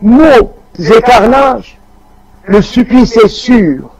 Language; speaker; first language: French; non-native, local second language; Arabic